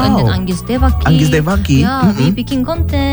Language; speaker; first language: English; non-native, learner; Korean